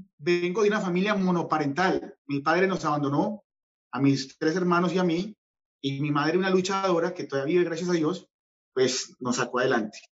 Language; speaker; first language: Spanish; native; Spanish